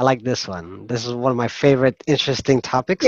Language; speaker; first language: English; non-native, fluent; Filipino